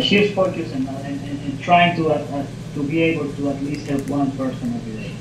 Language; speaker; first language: English; non-native, fluent; Spanish